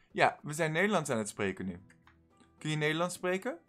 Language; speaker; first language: Dutch; non-native, fluent; English